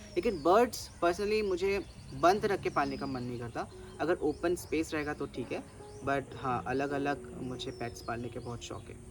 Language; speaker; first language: Hindi; non-native, local second language; Bangla